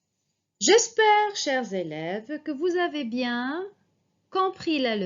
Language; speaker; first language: French; non-native, fluent; Arabic